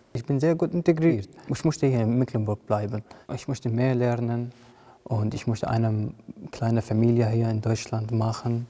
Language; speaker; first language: German; non-native, learner; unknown